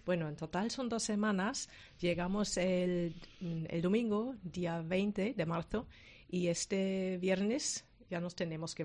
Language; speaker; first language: Spanish; non-native, fluent; German